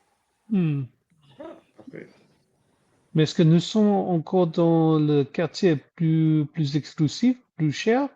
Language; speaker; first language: French; non-native, learner; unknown